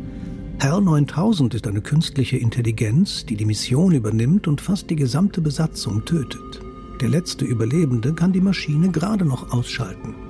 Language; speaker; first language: German; native; German